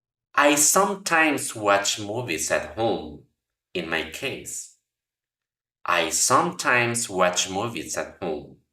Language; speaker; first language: English; non-native, fluent; Spanish